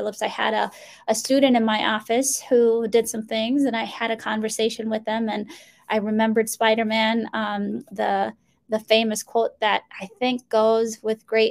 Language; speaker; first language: English; early bilingual, other home language; Somali